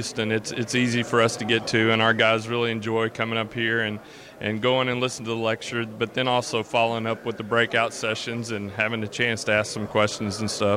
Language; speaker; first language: English; native; English